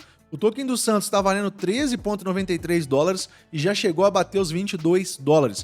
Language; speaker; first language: Portuguese; native; Portuguese